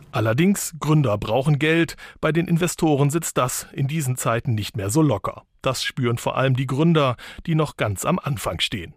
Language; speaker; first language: German; native; German